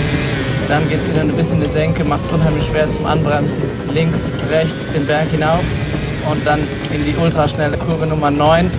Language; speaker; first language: German; native; German